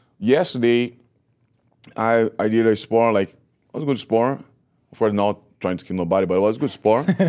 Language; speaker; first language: English; non-native, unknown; Portuguese